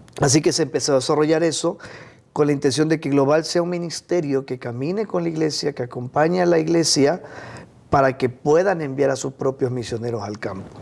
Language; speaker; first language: Spanish; native; Spanish